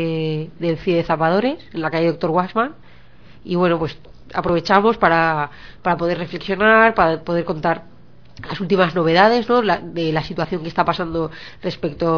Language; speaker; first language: Spanish; native; Spanish